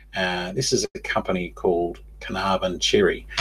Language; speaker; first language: English; native; English